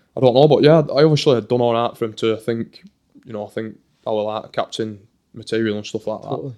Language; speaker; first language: English; native; English